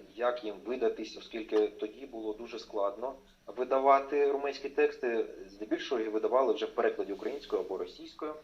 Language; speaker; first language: Ukrainian; non-native, local second language; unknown